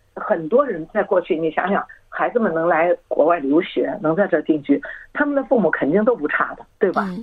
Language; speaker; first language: Chinese; native; Chinese